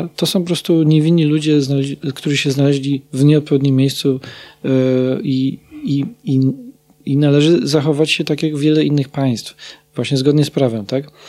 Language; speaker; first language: Polish; native; Polish